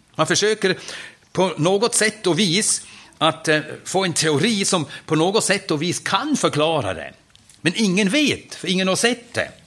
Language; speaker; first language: Swedish; non-native, fluent; German